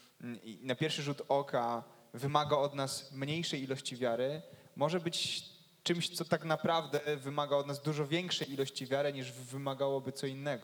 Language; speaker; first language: Polish; native; Polish